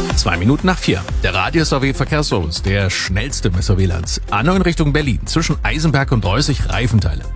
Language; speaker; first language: German; native; German